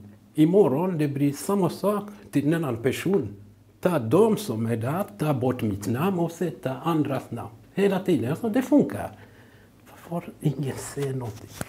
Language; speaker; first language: Swedish; non-native, learner; Kinyarwanda